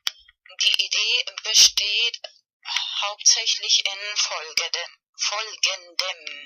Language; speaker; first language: German; non-native, fluent; Spanish